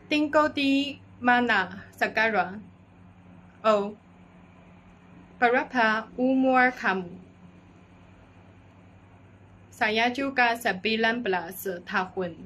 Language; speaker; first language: Indonesian; non-native, learner; Chinese